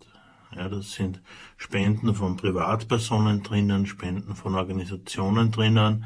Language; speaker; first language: German; native; German